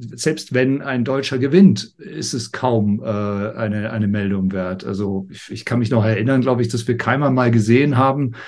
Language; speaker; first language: German; non-native, fluent; English